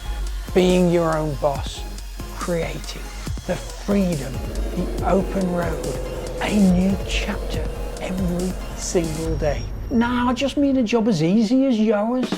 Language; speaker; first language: English; native; English